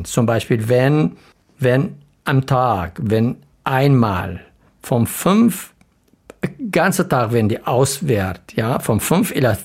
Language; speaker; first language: German; non-native, learner; Arabic